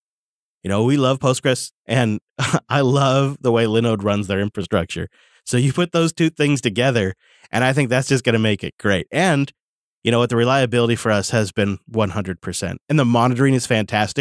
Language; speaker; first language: English; native; English